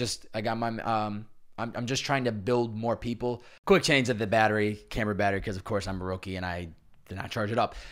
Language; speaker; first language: English; native; English